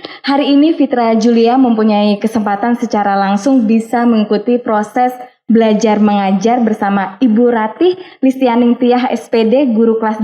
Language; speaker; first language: Indonesian; native; Indonesian